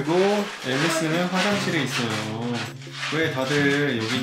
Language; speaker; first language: Korean; native; Korean